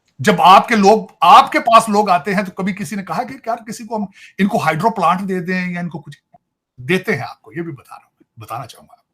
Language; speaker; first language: Urdu; non-native, local second language; Punjabi